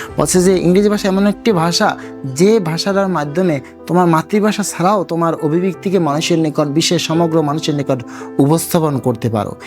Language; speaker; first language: Bangla; native; Bangla